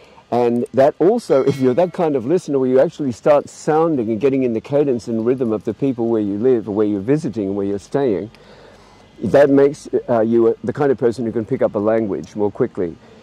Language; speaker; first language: English; native; English